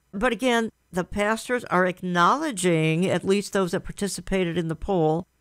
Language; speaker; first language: English; native; English